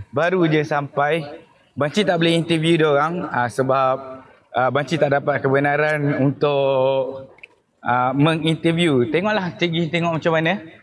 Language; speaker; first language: Malay; native; Malay